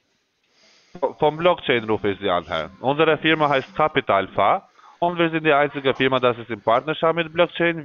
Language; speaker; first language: German; non-native, fluent; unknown